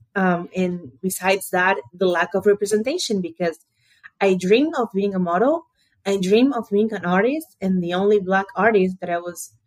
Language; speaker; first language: English; early bilingual, other home language; Portuguese